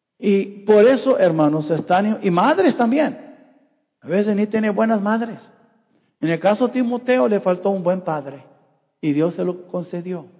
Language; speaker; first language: Spanish; non-native, fluent; English